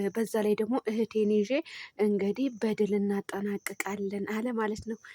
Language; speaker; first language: Amharic; non-native, local second language; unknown